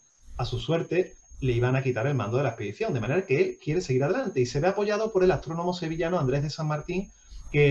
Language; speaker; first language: Spanish; native; Spanish